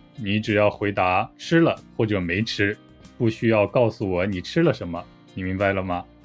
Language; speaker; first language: Chinese; native; Chinese